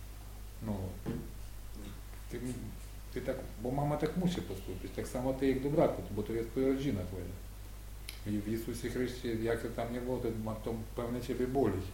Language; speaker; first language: Polish; non-native, learner; Ukrainian